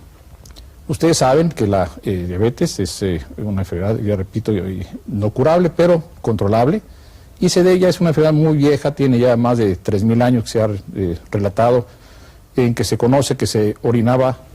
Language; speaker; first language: Spanish; native; Spanish